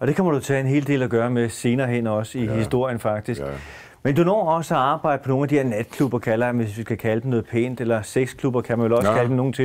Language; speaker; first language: Danish; native; Danish